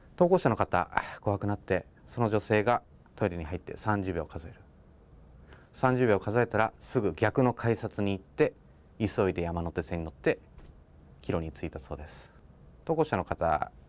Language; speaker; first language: Japanese; native; Japanese